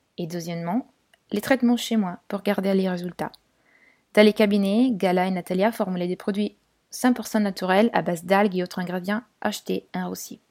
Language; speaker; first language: French; non-native, fluent; Italian